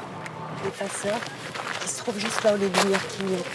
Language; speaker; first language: French; native; French